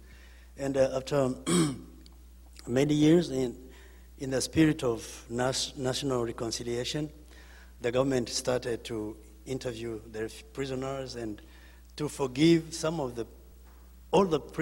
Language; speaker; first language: English; non-native, local second language; Kinyarwanda